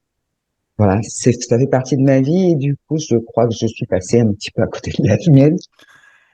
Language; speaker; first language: French; native; French